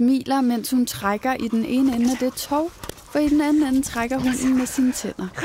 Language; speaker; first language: Danish; native; Danish